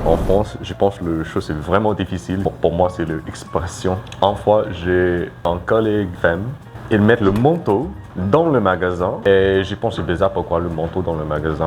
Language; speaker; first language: French; non-native, learner; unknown